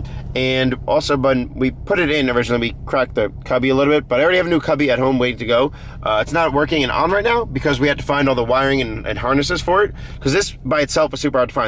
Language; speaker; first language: English; native; English